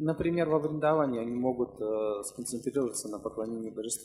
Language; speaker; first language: Russian; native; Russian